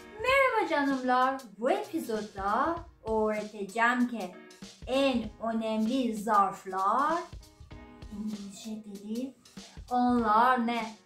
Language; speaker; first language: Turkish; non-native, learner; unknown